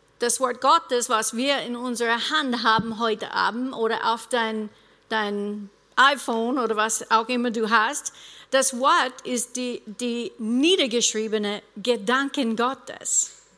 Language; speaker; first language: German; non-native, fluent; English